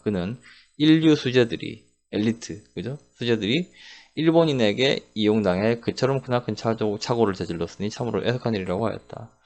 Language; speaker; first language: Korean; native; Korean